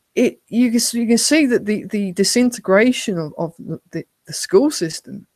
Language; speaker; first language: English; native; English